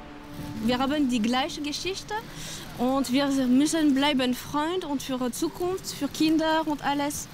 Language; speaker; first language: German; non-native, learner; French